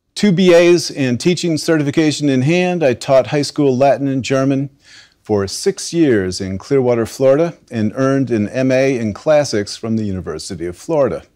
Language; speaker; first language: English; native; English